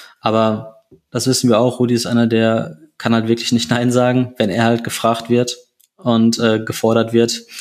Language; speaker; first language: German; native; German